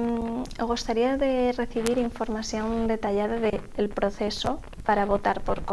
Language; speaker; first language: Portuguese; non-native, learner; Spanish